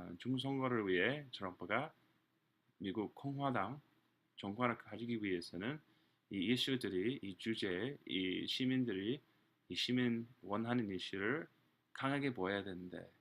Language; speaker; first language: Korean; non-native, fluent; English